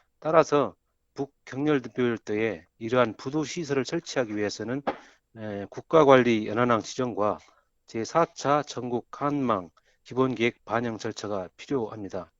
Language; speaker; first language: Korean; native; Korean